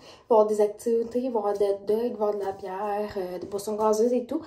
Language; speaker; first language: French; native; French